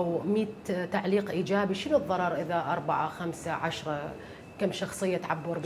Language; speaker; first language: Arabic; native; Arabic